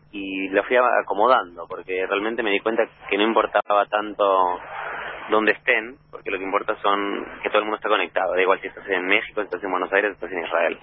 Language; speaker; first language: Spanish; native; Spanish